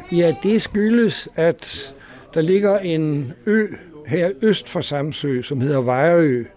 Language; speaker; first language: Danish; native; Danish